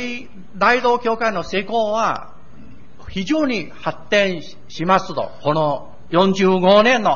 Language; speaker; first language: Japanese; non-native, learner; Min Nan Chinese